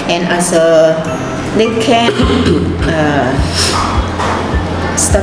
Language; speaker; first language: English; non-native, learner; Indonesian